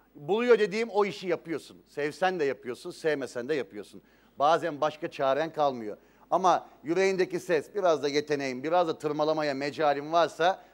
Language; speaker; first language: Turkish; native; Turkish